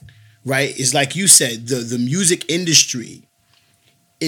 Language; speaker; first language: English; native; English